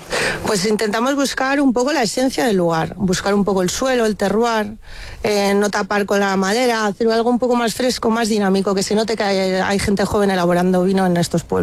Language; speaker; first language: Spanish; native; Spanish